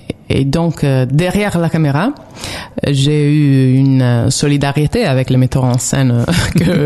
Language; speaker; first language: French; non-native, fluent; Italian